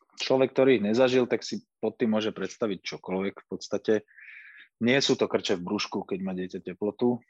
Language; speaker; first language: Slovak; native; Slovak